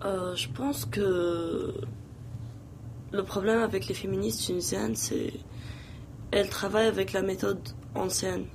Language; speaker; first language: French; non-native, local second language; Arabic